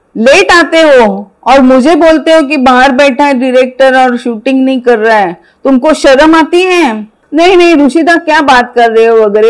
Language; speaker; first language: Hindi; non-native, local second language; Marathi